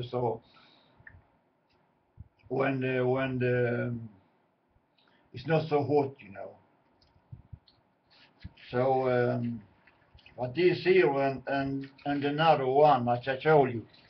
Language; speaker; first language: English; non-native, learner; Swedish